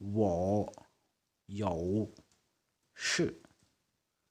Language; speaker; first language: Chinese; non-native, fluent; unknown